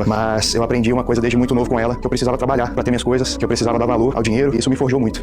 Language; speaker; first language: Portuguese; native; Portuguese